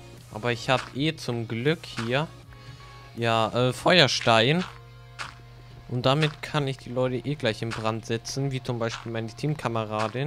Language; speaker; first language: German; native; German